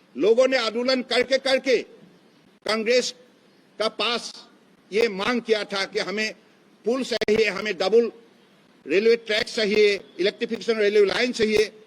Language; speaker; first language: Hindi; non-native, local second language; Assamese